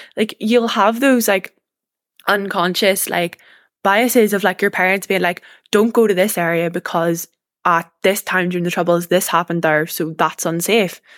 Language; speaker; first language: English; native; English